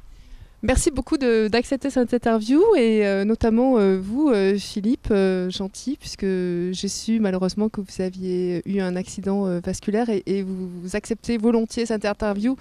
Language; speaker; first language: French; native; French